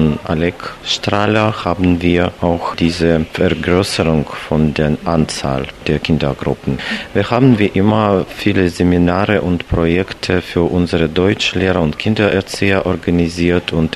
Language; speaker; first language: German; non-native, fluent; Russian